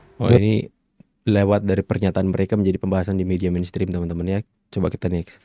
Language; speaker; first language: Indonesian; native; Indonesian